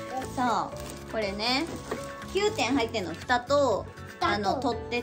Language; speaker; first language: Japanese; native; Japanese